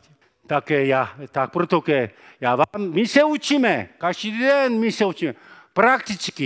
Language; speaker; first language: Czech; non-native, fluent; Korean